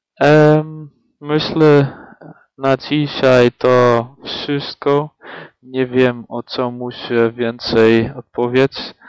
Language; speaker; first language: Polish; non-native, learner; Dutch